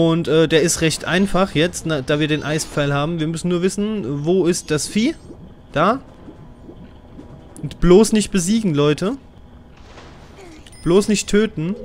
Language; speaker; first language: German; native; German